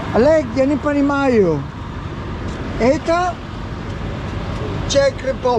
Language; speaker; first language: Russian; non-native, learner; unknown